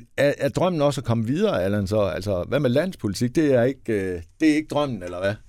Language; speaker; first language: Danish; native; Danish